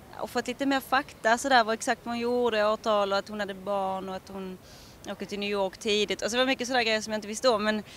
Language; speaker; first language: Swedish; native; Swedish